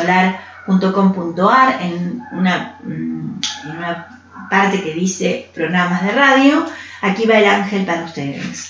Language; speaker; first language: Spanish; native; Spanish